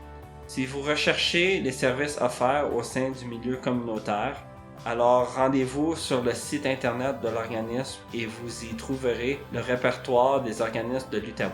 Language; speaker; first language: French; native; French